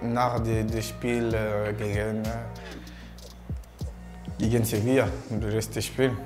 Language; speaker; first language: German; non-native, learner; French